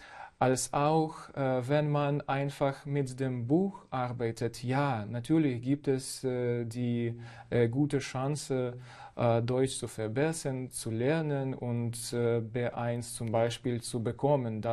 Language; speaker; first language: German; non-native, fluent; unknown